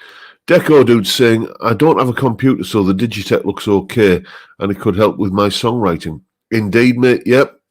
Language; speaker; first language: English; native; English